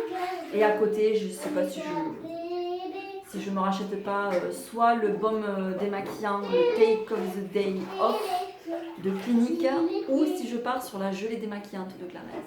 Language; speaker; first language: French; native; French